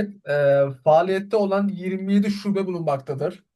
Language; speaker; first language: Turkish; native; Turkish